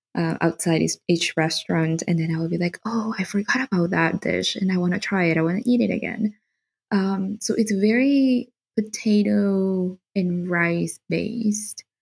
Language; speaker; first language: English; non-native, fluent; Spanish